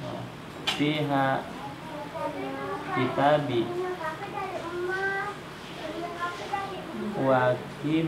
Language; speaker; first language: Arabic; non-native, learner; Indonesian